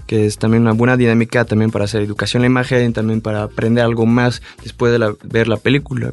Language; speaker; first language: Spanish; non-native, fluent; French